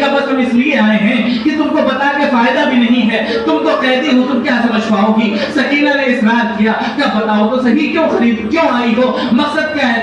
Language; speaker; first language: Urdu; native; Urdu